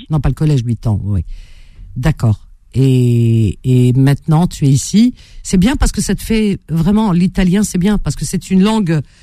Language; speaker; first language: French; native; French